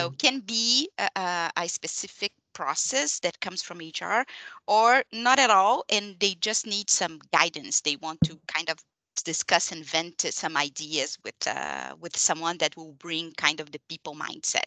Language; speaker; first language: English; non-native, fluent; Portuguese